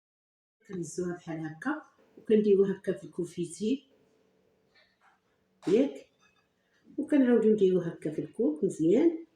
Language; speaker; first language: Arabic; native; Arabic